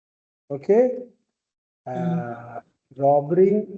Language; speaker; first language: English; non-native, local second language; Tibetan